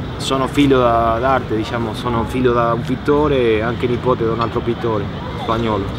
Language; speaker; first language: Italian; non-native, fluent; Spanish